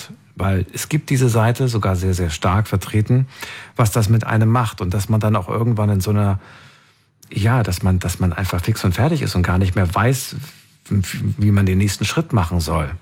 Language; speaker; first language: German; native; German